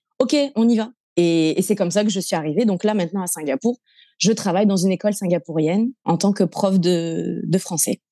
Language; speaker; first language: French; native; French